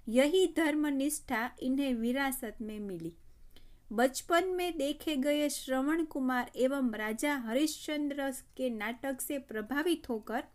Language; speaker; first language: Hindi; non-native, local second language; Gujarati